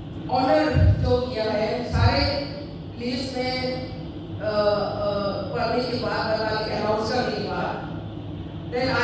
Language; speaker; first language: Hindi; non-native, local second language; Manipuri